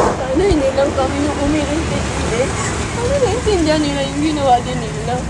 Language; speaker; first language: Filipino; non-native, local second language; Cebuano